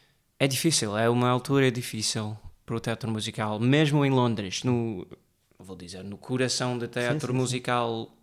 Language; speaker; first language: Portuguese; early bilingual, heritage; Portuguese